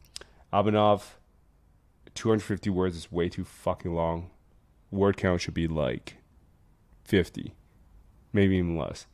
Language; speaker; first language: English; native; English